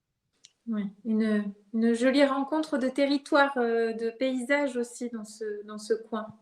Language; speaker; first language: French; native; French